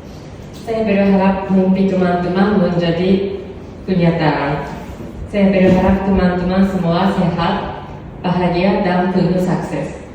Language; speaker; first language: Indonesian; non-native, fluent; Japanese